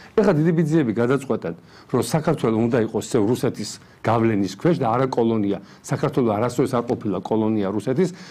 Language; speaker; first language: Georgian; native; Georgian